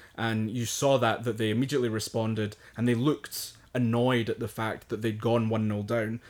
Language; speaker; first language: English; native; English